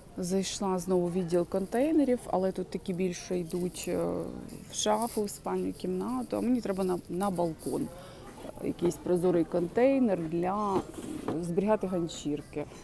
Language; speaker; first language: Ukrainian; non-native, local second language; Russian